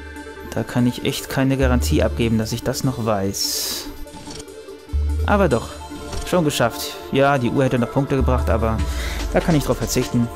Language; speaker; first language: German; native; German